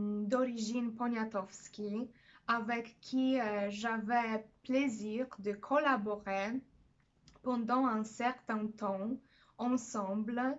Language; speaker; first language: French; non-native, fluent; Polish